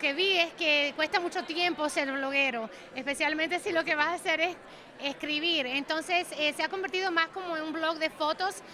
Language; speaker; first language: Spanish; early bilingual, heritage; Spanish